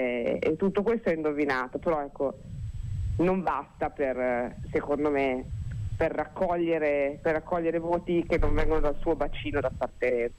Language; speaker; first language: Italian; native; Italian